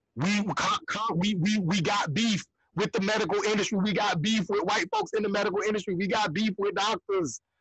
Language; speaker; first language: English; native; English